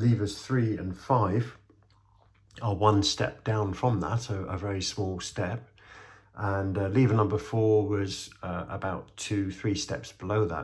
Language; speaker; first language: English; native; English